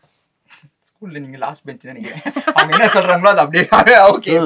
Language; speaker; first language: Tamil; native; Tamil